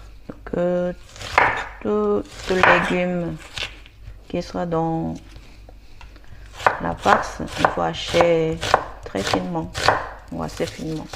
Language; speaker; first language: French; non-native, learner; Korean